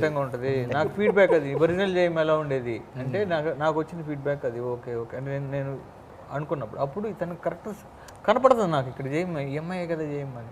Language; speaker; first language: Telugu; native; Telugu